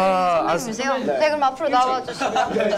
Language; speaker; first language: Korean; native; Korean